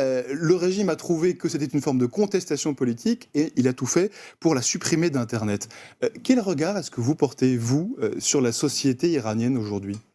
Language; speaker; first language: French; native; French